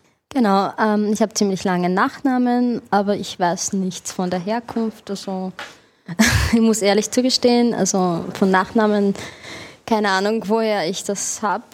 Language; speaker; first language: German; early bilingual, other home language; Chechen